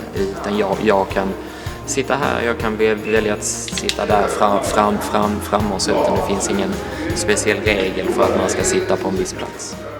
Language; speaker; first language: Swedish; native; Swedish